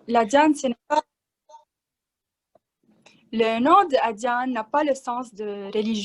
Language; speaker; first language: French; non-native, learner; Arabic